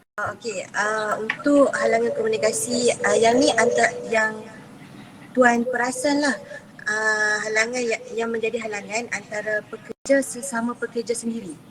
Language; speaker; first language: Malay; native; Malay